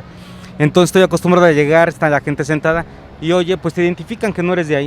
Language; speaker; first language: Spanish; native; Spanish